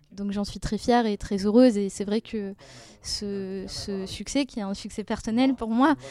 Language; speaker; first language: French; native; French